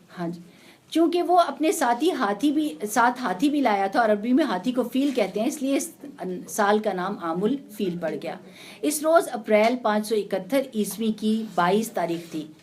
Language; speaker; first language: Urdu; native; Urdu